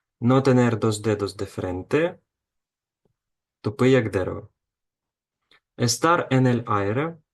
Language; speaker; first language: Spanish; non-native, fluent; Ukrainian